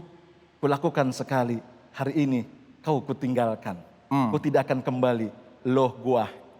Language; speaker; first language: Indonesian; native; Indonesian